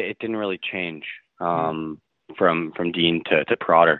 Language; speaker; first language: English; native; English